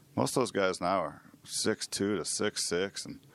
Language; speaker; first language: English; native; English